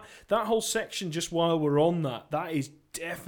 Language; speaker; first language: English; native; English